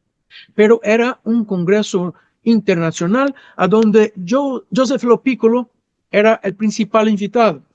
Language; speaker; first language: Spanish; non-native, fluent; Portuguese